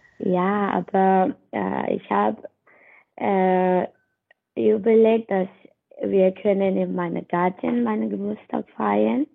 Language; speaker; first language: German; non-native, learner; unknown